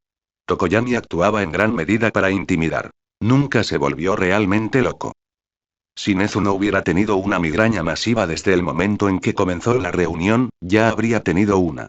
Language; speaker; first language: Spanish; native; Spanish